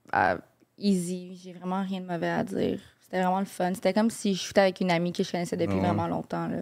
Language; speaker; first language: French; native; French